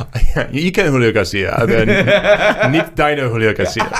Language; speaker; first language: German; non-native, learner; English